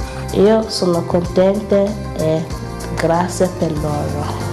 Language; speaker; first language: Italian; non-native, learner; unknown